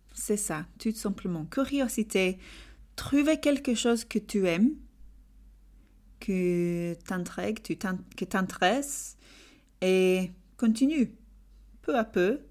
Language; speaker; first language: French; non-native, learner; English